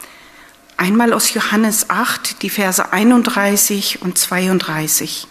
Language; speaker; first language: German; native; German